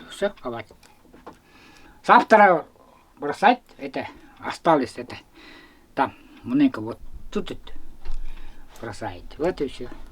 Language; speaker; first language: Russian; non-native, local second language; Yakut